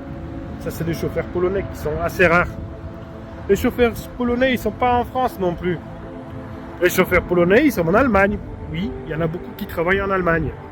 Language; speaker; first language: French; non-native, fluent; Polish